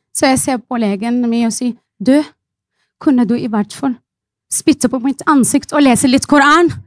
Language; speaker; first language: Norwegian; non-native, fluent; Arabic